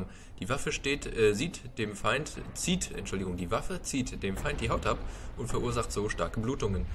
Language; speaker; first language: German; native; German